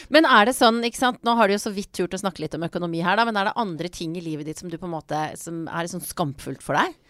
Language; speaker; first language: Norwegian; native; Norwegian